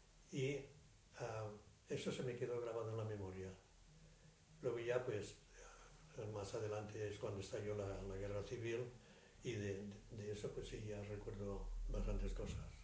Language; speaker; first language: Spanish; native; Spanish